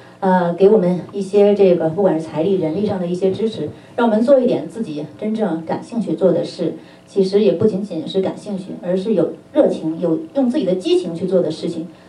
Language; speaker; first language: Chinese; native; Chinese